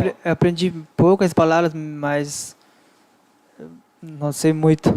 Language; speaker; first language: Portuguese; non-native, learner; Spanish